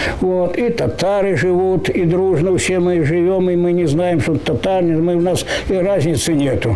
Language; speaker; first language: Russian; native; Russian